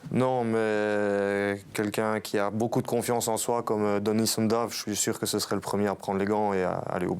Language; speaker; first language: French; native; French